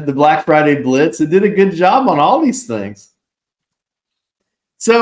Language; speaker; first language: English; native; English